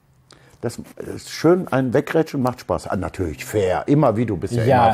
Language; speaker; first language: German; native; German